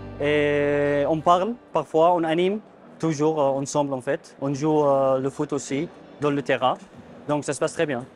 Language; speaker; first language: French; non-native, learner; Arabic